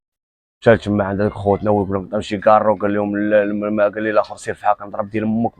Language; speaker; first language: Arabic; native; Arabic